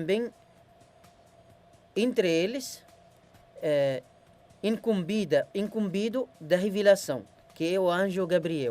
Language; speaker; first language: Portuguese; non-native, learner; Arabic